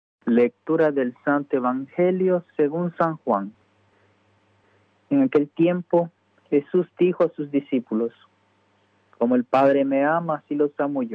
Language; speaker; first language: Spanish; native; Spanish